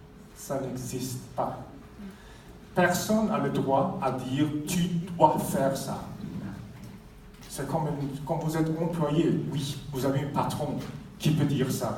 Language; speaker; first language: French; non-native, fluent; Swedish